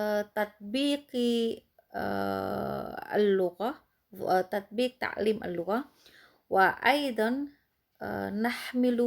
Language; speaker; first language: Arabic; non-native, fluent; Indonesian